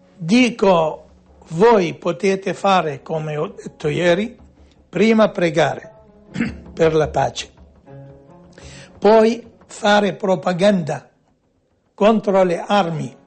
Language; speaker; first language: Italian; non-native, fluent; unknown